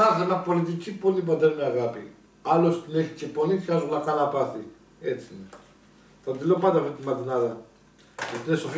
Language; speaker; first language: Greek; native; Greek